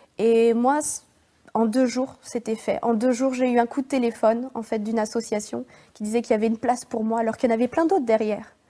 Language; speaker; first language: French; native; French